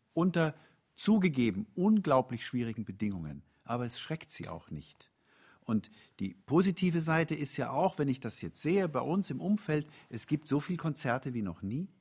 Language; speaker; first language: German; native; German